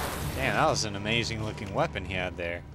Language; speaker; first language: English; native; English